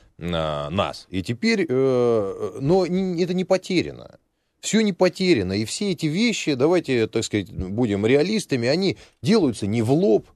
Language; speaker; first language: Russian; native; Russian